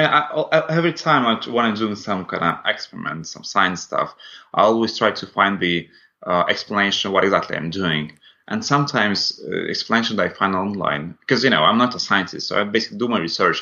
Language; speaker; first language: English; non-native, fluent; Russian